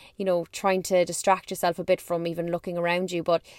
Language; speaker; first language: English; native; English